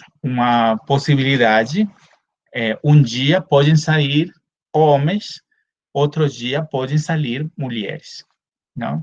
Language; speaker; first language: Portuguese; non-native, fluent; Spanish